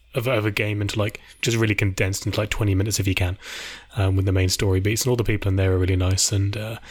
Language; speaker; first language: English; native; English